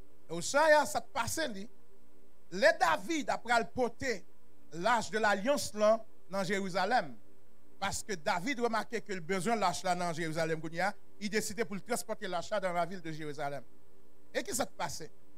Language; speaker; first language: French; native; French